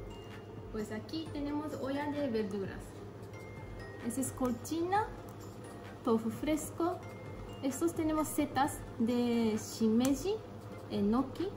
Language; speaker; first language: Spanish; non-native, fluent; Japanese